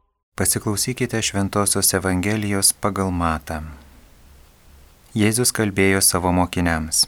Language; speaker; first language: Lithuanian; native; Lithuanian